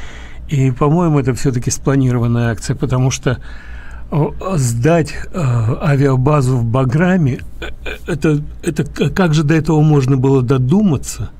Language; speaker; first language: Russian; native; Russian